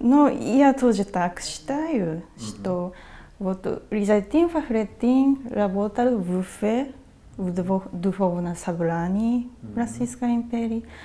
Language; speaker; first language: Russian; non-native, fluent; Japanese